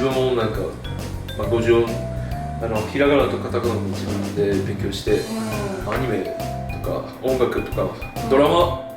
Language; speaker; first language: Japanese; non-native, fluent; Chinese